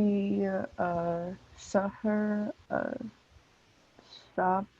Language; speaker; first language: Arabic; non-native, learner; English